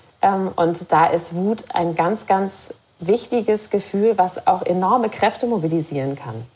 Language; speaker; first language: German; native; German